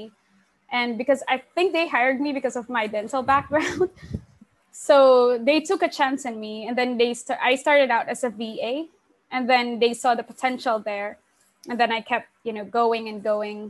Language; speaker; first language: English; non-native, local second language; Pampanga